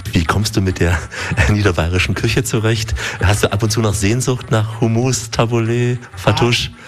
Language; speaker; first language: German; native; German